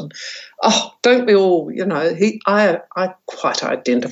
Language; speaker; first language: English; native; English